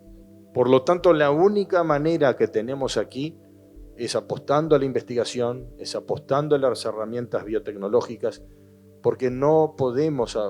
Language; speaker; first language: Spanish; native; Spanish